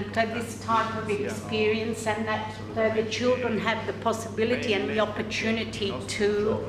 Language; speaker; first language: English; non-native, fluent; Italian